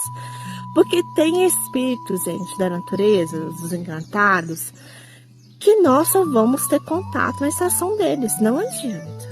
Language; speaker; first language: Portuguese; native; Portuguese